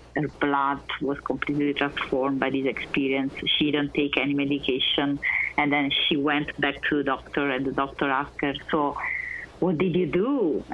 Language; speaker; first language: English; non-native, fluent; Italian